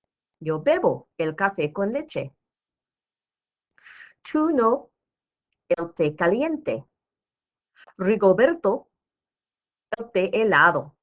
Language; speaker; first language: Spanish; non-native, fluent; English